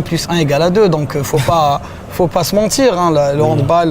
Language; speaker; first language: French; non-native, local second language; Arabic